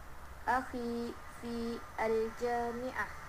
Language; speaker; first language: Arabic; non-native, learner; Malay